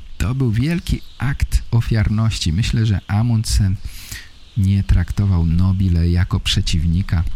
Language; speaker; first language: Polish; native; Polish